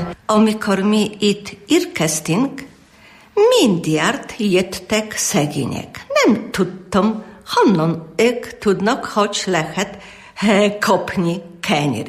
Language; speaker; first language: Hungarian; non-native, learner; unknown